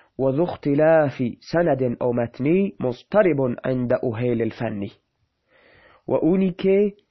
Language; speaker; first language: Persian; non-native, local second language; Baluchi